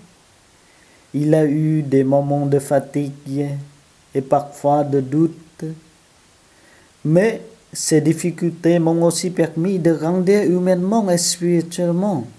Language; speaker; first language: French; non-native, fluent; Vietnamese